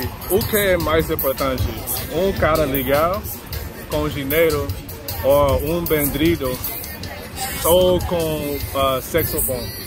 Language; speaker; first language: Portuguese; non-native, learner; English